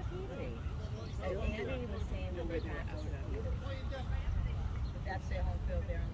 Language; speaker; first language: English; native; English